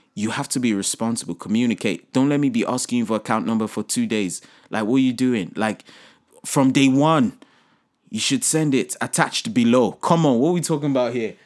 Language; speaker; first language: English; non-native, local second language; Yoruba